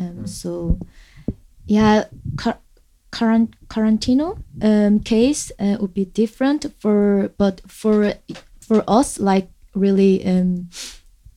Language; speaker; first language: English; non-native, fluent; Korean